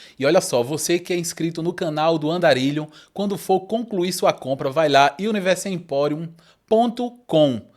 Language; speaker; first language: Portuguese; native; Portuguese